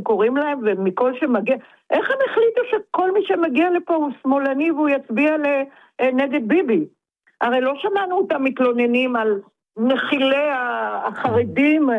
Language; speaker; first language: Hebrew; native; Hebrew